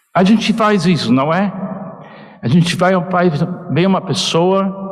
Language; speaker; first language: Portuguese; non-native, fluent; English